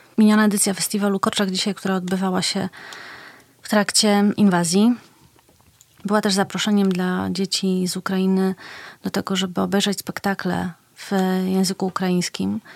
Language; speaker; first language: Polish; native; Polish